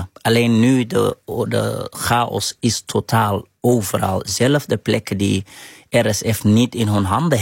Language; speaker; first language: Dutch; non-native, fluent; Arabic